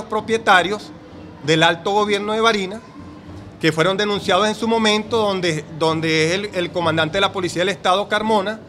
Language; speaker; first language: Spanish; native; Spanish